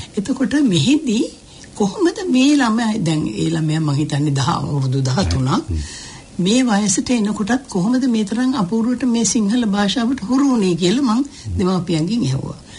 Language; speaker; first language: Sinhala; native; Sinhala